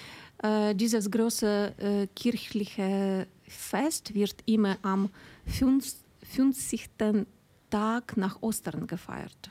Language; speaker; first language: German; non-native, learner; Ukrainian